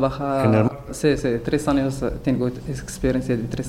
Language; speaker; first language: Spanish; non-native, learner; Berber languages